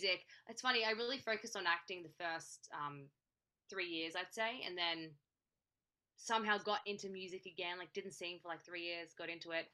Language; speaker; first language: English; native; English